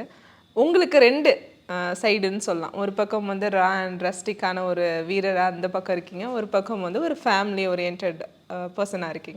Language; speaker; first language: Tamil; native; Tamil